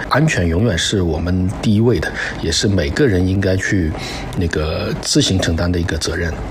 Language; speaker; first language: Chinese; native; Chinese